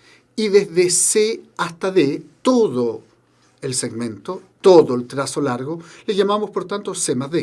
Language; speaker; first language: Spanish; native; Spanish